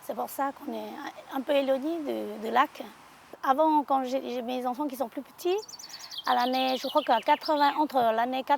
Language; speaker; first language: French; non-native, learner; Hmong